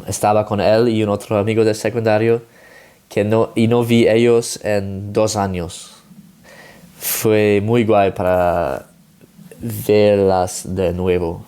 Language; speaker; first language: Spanish; non-native, learner; Dutch